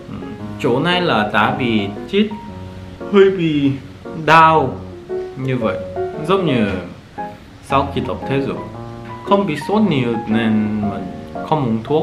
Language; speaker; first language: Vietnamese; non-native, learner; Korean